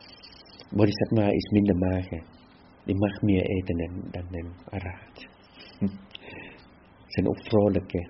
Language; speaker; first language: Dutch; non-native, fluent; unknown